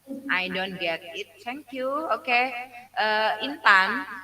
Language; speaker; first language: English; non-native, learner; Indonesian